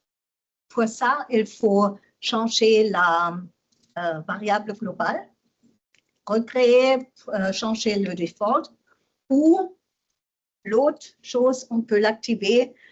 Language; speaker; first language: French; non-native, learner; German